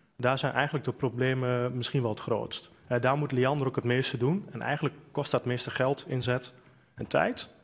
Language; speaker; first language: Dutch; native; Dutch